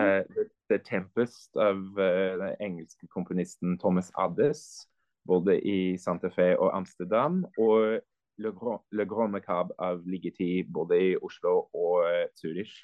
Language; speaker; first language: Norwegian; non-native, fluent; English